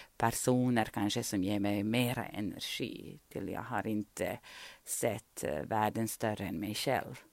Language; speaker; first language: Swedish; non-native, fluent; Bosnian